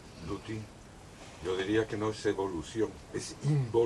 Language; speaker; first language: Spanish; native; Spanish